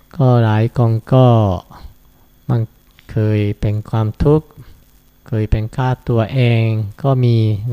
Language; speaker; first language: Thai; non-native, fluent; Japanese